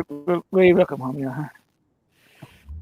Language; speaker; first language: English; native; English